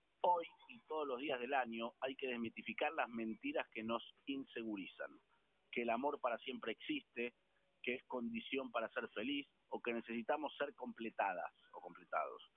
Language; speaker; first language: Spanish; native; Spanish